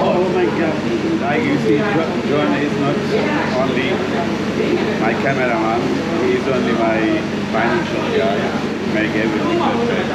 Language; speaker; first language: English; non-native, learner; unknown